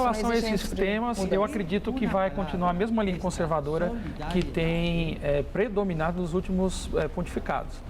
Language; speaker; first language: Portuguese; native; Portuguese